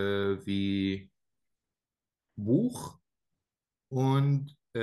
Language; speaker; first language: German; non-native, learner; Arabic